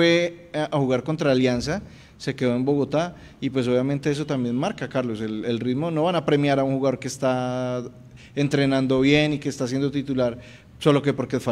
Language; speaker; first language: Spanish; native; Spanish